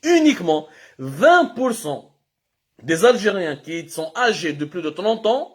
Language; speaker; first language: French; non-native, local second language; Arabic